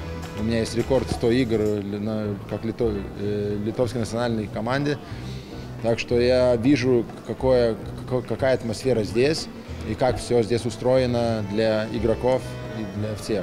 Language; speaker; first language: Russian; non-native, fluent; Lithuanian